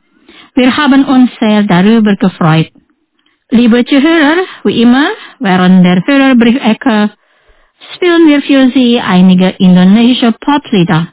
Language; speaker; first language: German; non-native, fluent; Indonesian